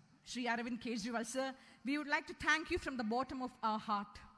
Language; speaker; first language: English; non-native, local second language; Malayalam